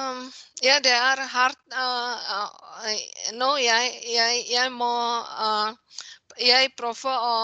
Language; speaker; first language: Norwegian; non-native, learner; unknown